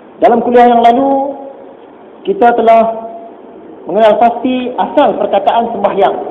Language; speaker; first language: Malay; native; Malay